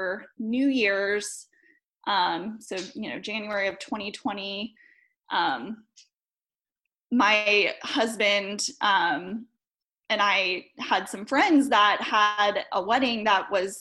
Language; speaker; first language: English; native; English